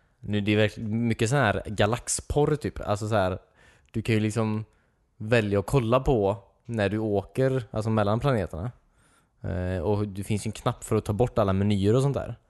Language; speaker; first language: Swedish; native; Swedish